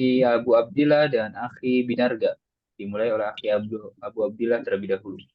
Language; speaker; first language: Indonesian; native; Indonesian